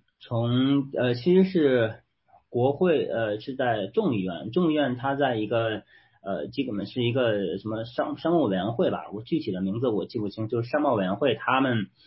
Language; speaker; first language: Chinese; native; Chinese